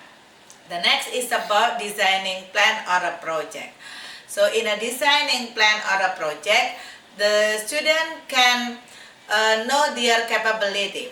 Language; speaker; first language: English; non-native, fluent; Indonesian